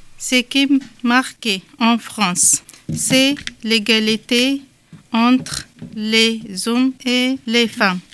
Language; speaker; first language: French; non-native, learner; Persian